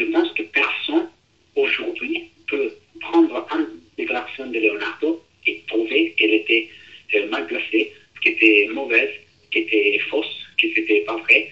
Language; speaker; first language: French; non-native, fluent; Italian